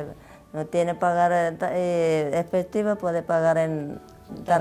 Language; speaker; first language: Spanish; non-native, learner; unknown